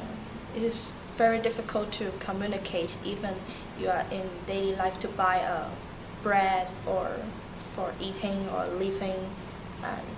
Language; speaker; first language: English; early bilingual, other home language; Turkish